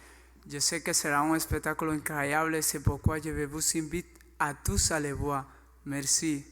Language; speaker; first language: French; non-native, learner; Spanish